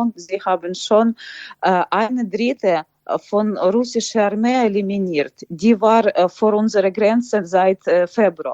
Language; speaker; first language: German; non-native, fluent; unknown